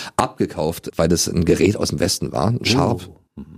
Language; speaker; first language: German; native; German